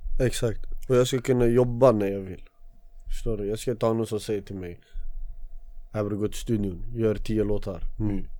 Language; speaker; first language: Swedish; early bilingual, other home language; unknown